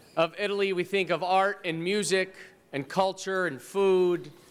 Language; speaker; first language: English; early bilingual, other home language; Italian